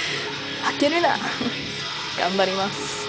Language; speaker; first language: Japanese; non-native, learner; English